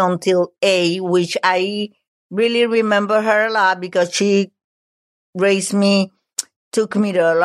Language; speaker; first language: English; non-native, fluent; Spanish